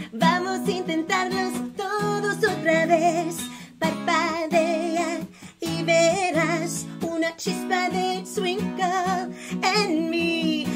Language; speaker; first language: Spanish; early bilingual, heritage; Spanish